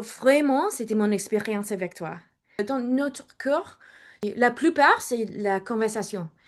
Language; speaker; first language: French; non-native, learner; English